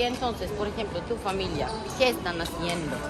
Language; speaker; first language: Spanish; non-native, learner; Turkish